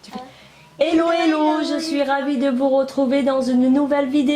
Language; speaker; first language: French; native; French